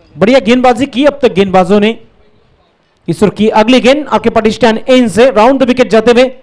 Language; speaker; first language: Hindi; non-native, local second language; Marathi